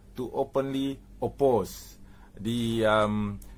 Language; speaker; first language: English; non-native, local second language; Malay